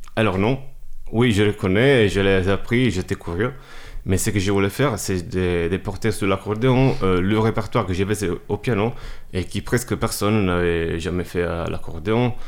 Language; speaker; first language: French; non-native, fluent; Italian